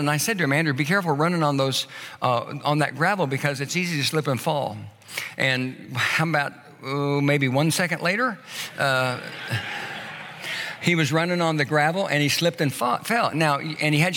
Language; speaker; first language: English; native; English